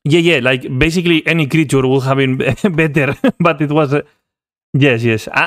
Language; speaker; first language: English; non-native, fluent; Spanish